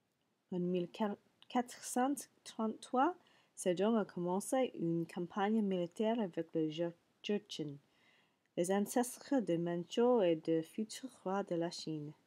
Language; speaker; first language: French; non-native, learner; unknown